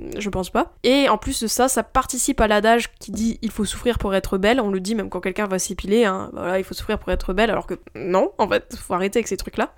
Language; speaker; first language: French; native; French